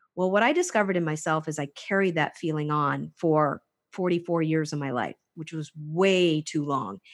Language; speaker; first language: English; native; English